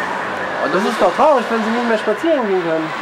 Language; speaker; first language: German; native; German